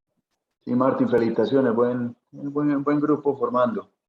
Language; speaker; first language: Spanish; native; Spanish